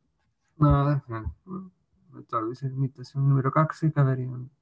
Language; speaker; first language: Finnish; non-native, learner; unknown